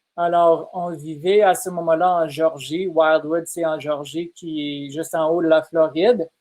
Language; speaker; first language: French; non-native, fluent; English